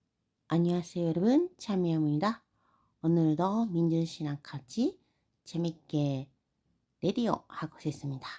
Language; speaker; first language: Korean; non-native, learner; Japanese